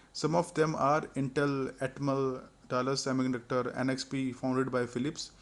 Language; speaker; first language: English; non-native, local second language; Punjabi